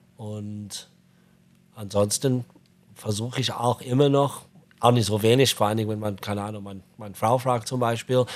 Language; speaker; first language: German; non-native, fluent; English